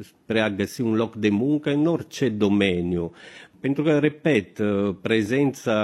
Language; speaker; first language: Romanian; non-native, fluent; Italian